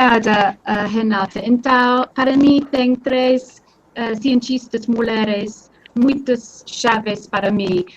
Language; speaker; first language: Portuguese; non-native, fluent; English